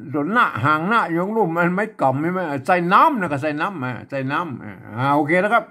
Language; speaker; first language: Thai; non-native, local second language; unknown